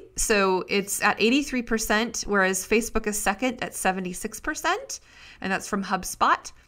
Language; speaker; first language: English; native; English